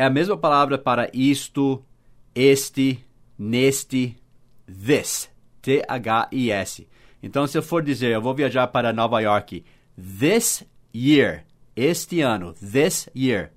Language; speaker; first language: Portuguese; non-native, fluent; English